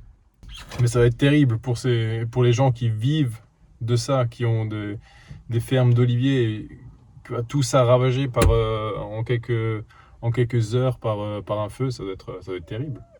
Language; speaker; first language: French; native; French